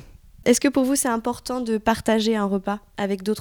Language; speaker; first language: French; native; French